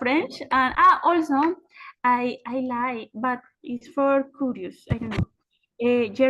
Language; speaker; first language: English; non-native, learner; Spanish